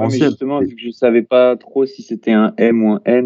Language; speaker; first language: French; native; French